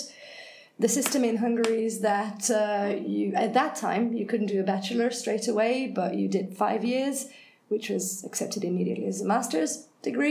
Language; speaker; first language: English; non-native, fluent; Hungarian